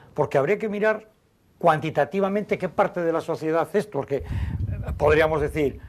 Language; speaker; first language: Spanish; native; Spanish